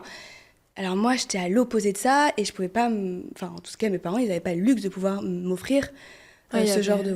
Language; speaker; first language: French; early bilingual, other home language; Portuguese